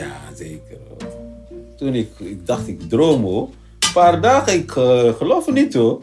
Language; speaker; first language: Dutch; non-native, learner; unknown